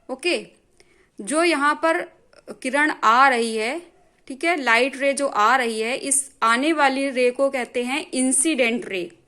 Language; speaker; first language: Hindi; native; Hindi